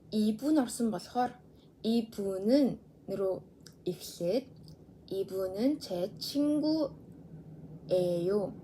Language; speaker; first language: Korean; non-native, fluent; Mongolian